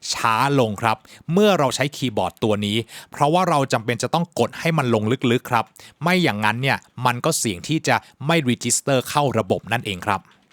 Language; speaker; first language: Thai; native; Thai